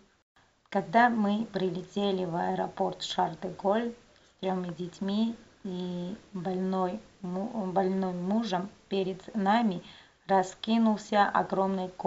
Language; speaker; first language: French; non-native, learner; Russian